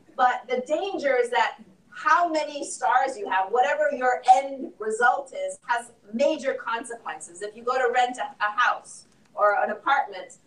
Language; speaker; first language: English; native; English